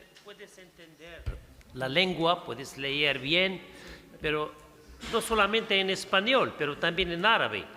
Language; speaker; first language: Spanish; non-native, fluent; Arabic